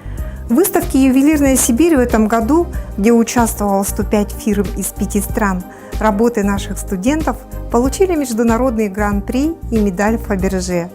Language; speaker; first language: Russian; native; Russian